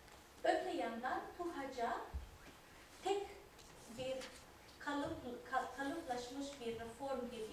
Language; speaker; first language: Turkish; non-native, fluent; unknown